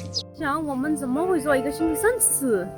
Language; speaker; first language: Chinese; non-native, fluent; Urdu